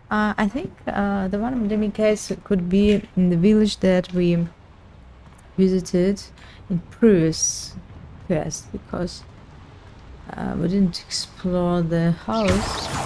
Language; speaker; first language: English; non-native, learner; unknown